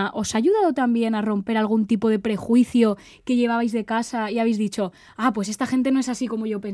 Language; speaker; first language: Spanish; native; Spanish